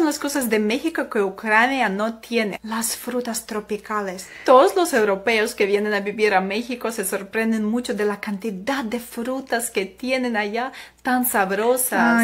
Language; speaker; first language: Spanish; non-native, fluent; Ukrainian